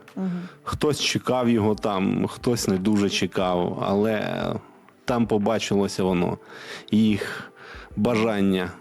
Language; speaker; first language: Ukrainian; non-native, local second language; Russian